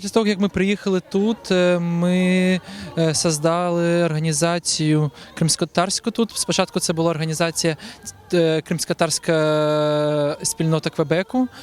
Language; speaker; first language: Ukrainian; non-native, local second language; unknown